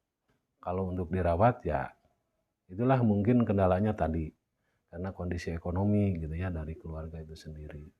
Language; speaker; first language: Indonesian; non-native, local second language; Sundanese